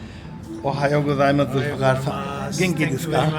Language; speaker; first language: Japanese; non-native, fluent; Urdu